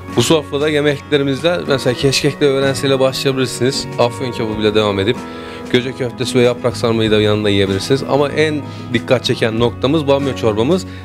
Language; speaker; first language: Turkish; native; Turkish